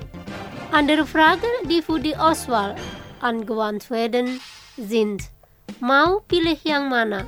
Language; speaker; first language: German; non-native, fluent; Indonesian